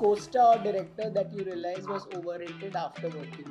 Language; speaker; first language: English; non-native, local second language; Hindi